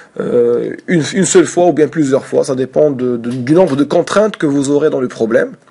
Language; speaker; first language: French; non-native, local second language; Arabic